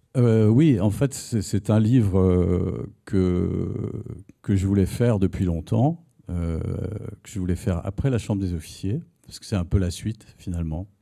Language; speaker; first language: French; native; French